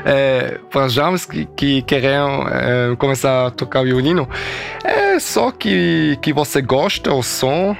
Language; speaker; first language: Portuguese; early bilingual, heritage; German